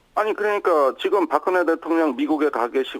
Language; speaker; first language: Korean; native; Korean